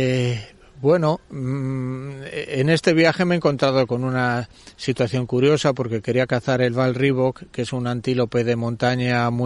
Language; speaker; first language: Spanish; native; Spanish